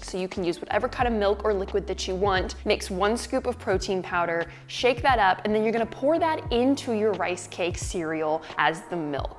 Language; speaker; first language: English; native; English